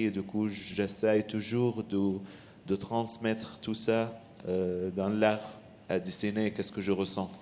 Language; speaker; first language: French; non-native, learner; Arabic